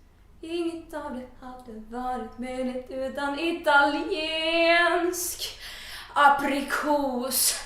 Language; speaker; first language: Swedish; native; Swedish